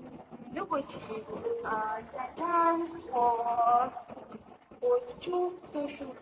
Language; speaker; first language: Chinese; non-native, learner; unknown